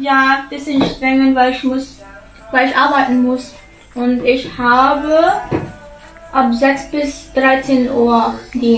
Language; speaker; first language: German; non-native, learner; Filipino